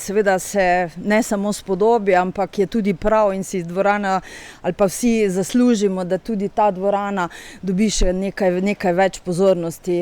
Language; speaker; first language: Slovenian; native; Slovenian